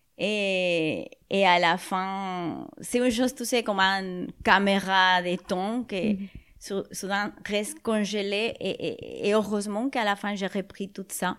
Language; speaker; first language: French; non-native, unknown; Spanish